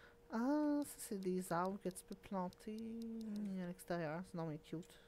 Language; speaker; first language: French; native; French